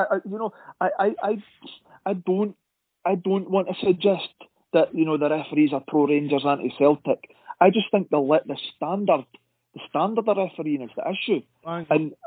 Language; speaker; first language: English; native; English